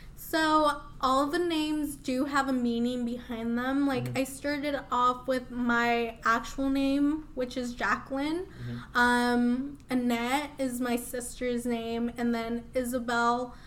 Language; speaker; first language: English; early bilingual, other home language; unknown